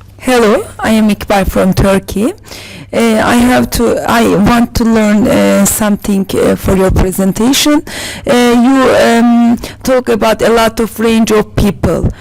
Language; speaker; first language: English; non-native, learner; Turkish